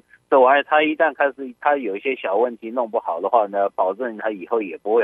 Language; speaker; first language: Chinese; native; Chinese